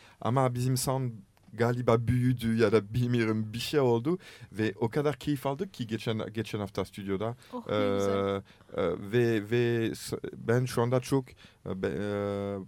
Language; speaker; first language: Turkish; non-native, learner; French